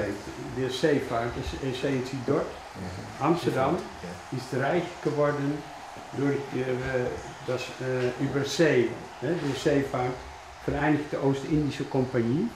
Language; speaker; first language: Dutch; non-native, learner; German